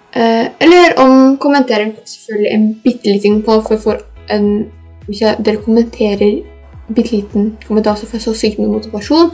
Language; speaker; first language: Norwegian; early bilingual, other home language; Polish